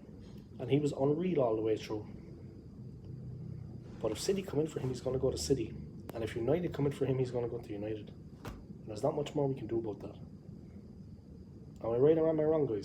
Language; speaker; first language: English; native; English